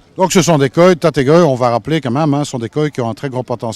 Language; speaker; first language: French; native; French